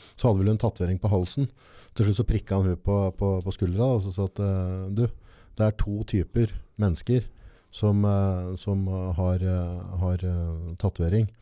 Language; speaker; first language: Norwegian; native; Norwegian